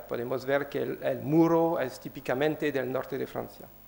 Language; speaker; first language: Spanish; non-native, learner; French